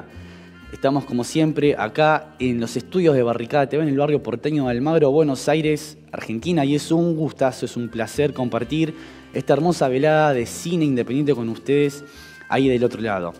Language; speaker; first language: Spanish; native; Spanish